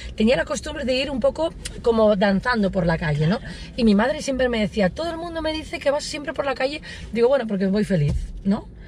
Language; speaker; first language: Spanish; non-native, local second language; Catalan